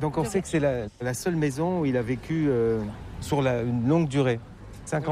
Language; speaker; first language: French; native; French